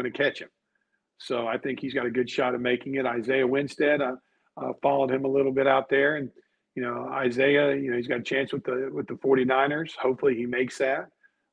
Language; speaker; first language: English; native; English